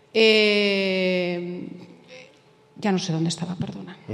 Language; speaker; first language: Spanish; native; Spanish